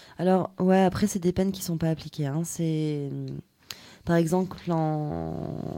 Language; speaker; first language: French; native; French